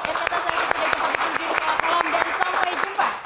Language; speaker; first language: Indonesian; native; Indonesian